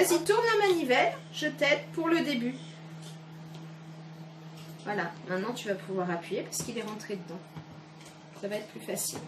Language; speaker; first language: French; native; French